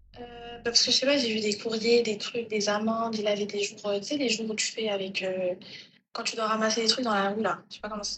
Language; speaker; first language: French; native; French